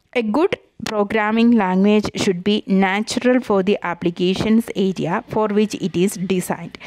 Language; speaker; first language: English; non-native, local second language; Malayalam